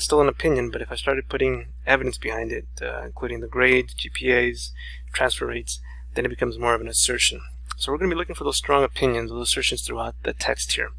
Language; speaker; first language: English; native; English